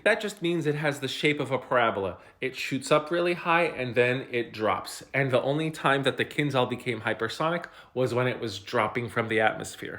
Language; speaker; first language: English; native; English